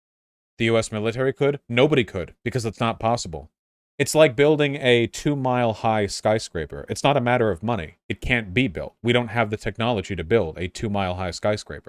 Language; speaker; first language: English; native; English